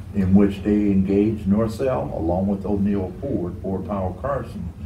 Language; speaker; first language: English; native; English